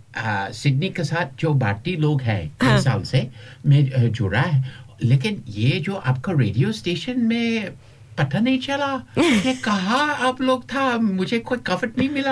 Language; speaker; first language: Hindi; non-native, fluent; English